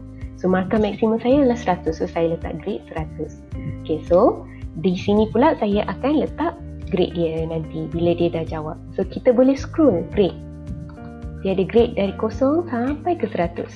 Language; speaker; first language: Malay; native; Malay